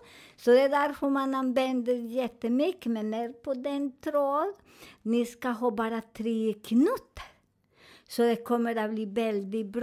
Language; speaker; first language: Swedish; non-native, learner; Spanish